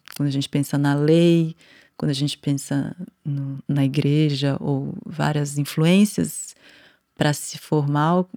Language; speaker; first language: Portuguese; native; Portuguese